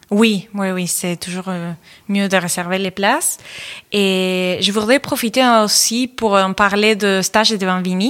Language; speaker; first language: French; non-native, fluent; Spanish